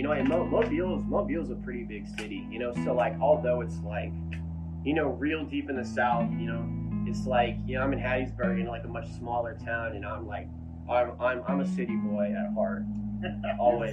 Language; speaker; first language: English; native; English